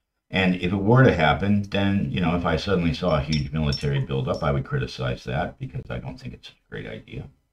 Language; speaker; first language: English; native; English